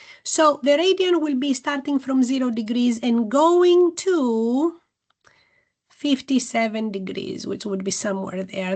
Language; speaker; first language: English; non-native, fluent; Greek